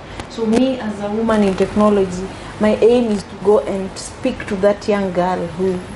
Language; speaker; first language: English; non-native, local second language; Luyia